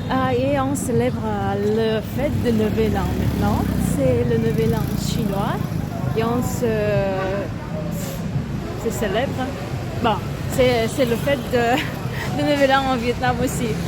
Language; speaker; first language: French; non-native, learner; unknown